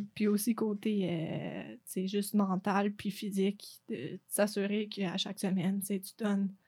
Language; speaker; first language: French; non-native, fluent; English